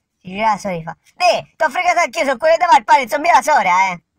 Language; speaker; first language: Italian; native; Italian